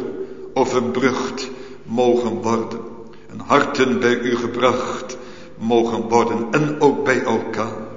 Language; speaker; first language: Dutch; native; Dutch